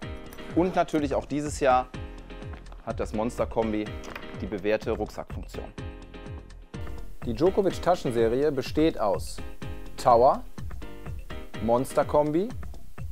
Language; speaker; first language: German; native; German